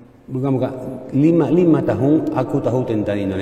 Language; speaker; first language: Indonesian; non-native, learner; Spanish